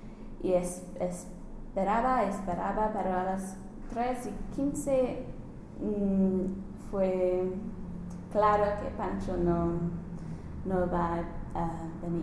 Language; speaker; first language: Spanish; non-native, learner; English